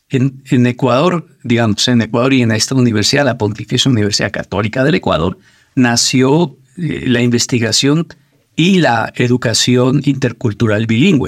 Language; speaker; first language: Spanish; native; Spanish